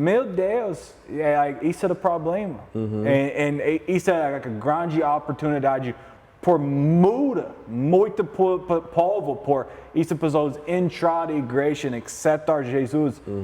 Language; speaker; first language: Portuguese; non-native, learner; English